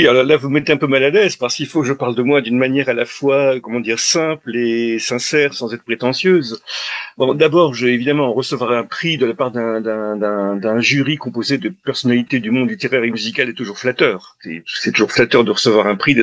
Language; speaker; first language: French; native; French